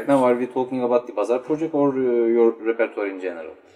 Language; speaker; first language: English; non-native, fluent; Turkish